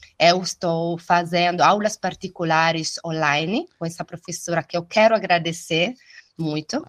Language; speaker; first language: Portuguese; non-native, fluent; Italian